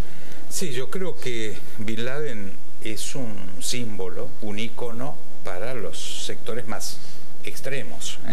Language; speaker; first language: Spanish; native; Spanish